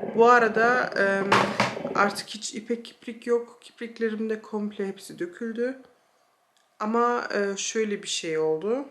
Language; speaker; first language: Turkish; early bilingual, heritage; Turkish